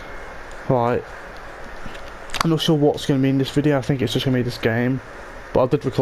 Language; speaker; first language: English; native; English